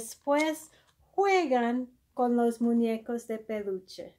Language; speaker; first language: Spanish; early bilingual, heritage; Spanish